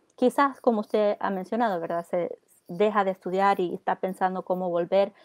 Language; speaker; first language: Spanish; early bilingual, heritage; Spanish